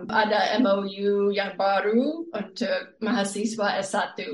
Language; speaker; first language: Indonesian; non-native, fluent; English